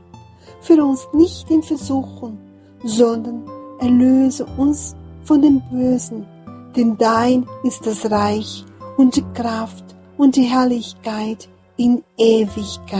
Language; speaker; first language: German; non-native, fluent; Portuguese